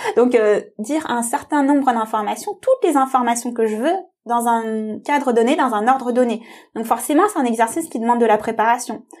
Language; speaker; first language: French; native; French